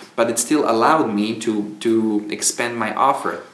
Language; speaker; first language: English; non-native, fluent; Czech